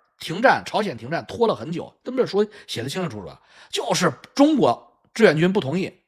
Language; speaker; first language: Chinese; native; Chinese